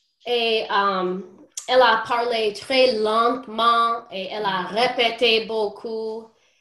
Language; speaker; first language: French; non-native, fluent; English